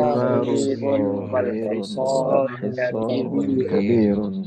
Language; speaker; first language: Arabic; non-native, learner; Indonesian